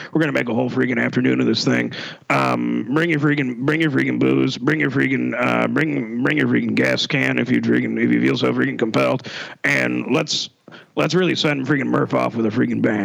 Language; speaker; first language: English; native; English